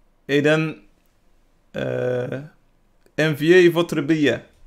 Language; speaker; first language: French; non-native, learner; Dutch